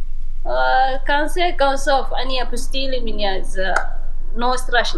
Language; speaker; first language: Russian; non-native, learner; Somali